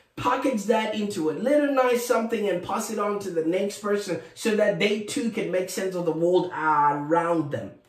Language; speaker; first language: English; non-native, local second language; Shona